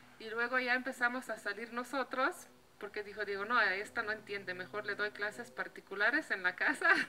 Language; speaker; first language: Spanish; non-native, fluent; Slovenian